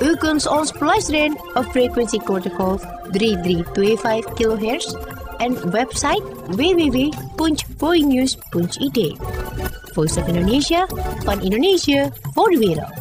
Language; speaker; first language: Dutch; non-native, fluent; Indonesian